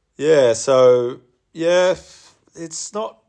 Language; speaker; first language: English; native; English